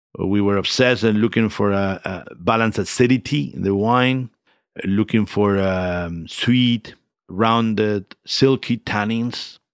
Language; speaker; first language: English; non-native, fluent; Spanish